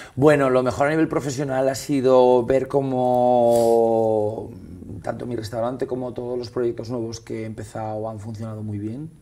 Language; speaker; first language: Spanish; native; Spanish